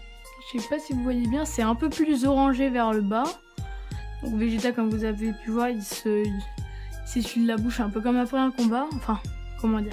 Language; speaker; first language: French; native; French